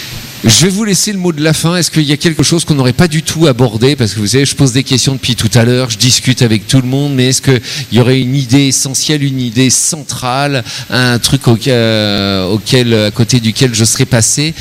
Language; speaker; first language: French; native; French